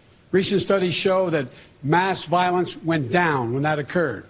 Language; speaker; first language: English; native; English